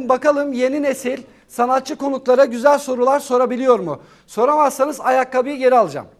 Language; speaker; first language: Turkish; native; Turkish